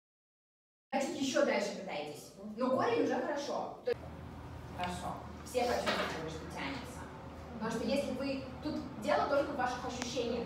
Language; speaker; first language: Russian; native; Russian